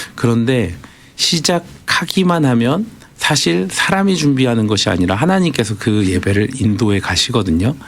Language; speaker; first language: Korean; native; Korean